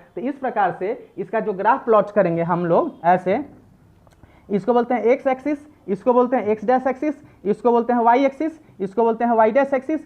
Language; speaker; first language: Hindi; native; Hindi